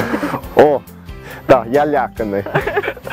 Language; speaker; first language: Ukrainian; early bilingual, heritage; Ukrainian